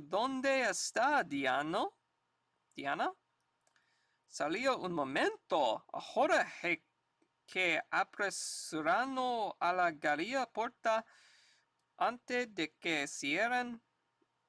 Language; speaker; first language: Spanish; non-native, learner; English